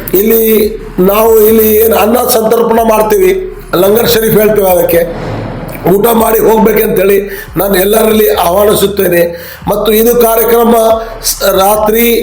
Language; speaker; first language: Kannada; non-native, local second language; Urdu